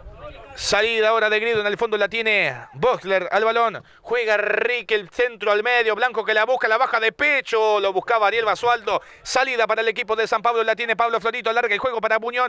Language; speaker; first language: Spanish; native; Spanish